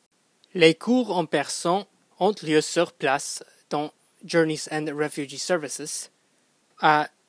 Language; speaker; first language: French; non-native, fluent; English